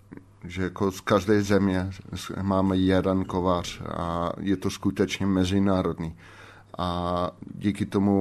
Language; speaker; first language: Czech; non-native, fluent; Dutch